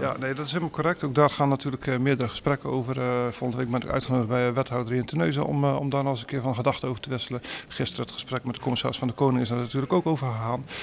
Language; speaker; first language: Dutch; native; Dutch